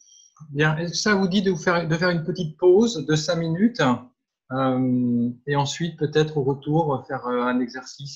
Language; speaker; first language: French; native; French